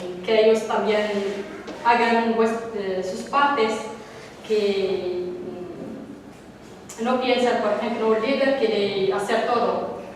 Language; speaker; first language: Spanish; non-native, learner; Arabic